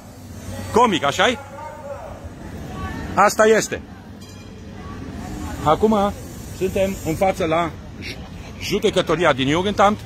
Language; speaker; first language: Romanian; native; Romanian